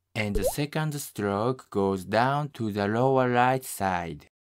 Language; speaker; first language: English; non-native, fluent; Japanese